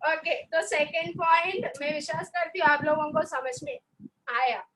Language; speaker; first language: Hindi; non-native, local second language; Malayalam